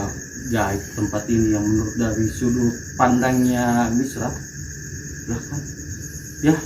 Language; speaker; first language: Indonesian; native; Indonesian